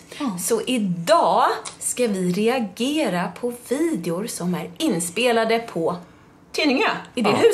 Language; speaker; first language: Swedish; native; Swedish